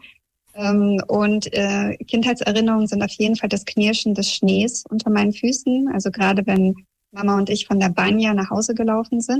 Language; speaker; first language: German; early bilingual, other home language; Russian